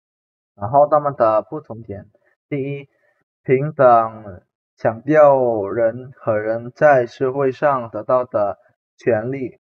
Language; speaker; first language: Chinese; non-native, fluent; Indonesian